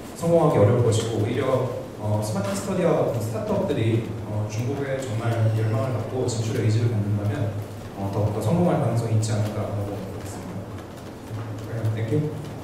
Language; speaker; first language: Korean; native; Korean